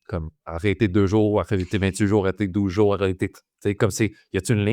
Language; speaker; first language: French; native; French